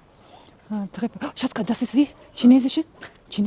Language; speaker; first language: German; non-native, learner; Uzbek